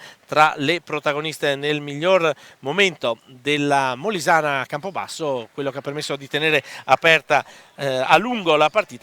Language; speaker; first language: Italian; native; Italian